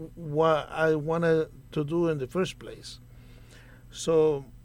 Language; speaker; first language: English; non-native, fluent; Spanish